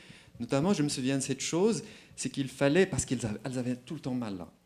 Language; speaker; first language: French; non-native, local second language; Arabic